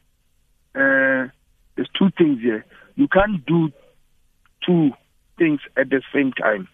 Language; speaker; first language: English; non-native, local second language; Tswana